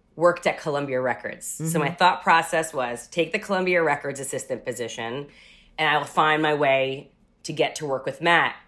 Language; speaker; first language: English; native; English